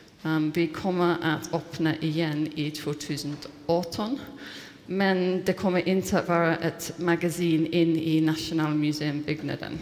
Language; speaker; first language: Swedish; non-native, fluent; English